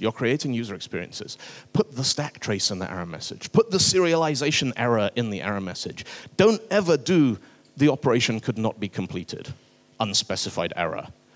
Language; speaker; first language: English; native; English